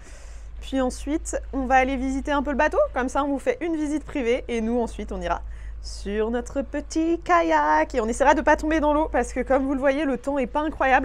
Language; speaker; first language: French; native; French